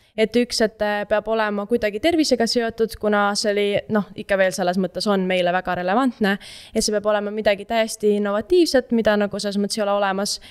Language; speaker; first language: Estonian; native; Estonian